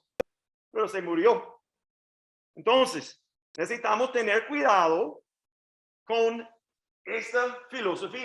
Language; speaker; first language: Spanish; non-native, learner; English